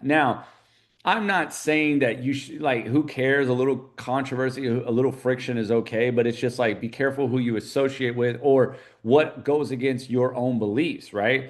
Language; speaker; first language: English; native; English